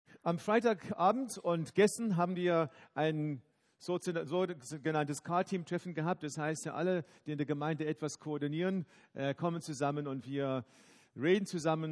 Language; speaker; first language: German; non-native, fluent; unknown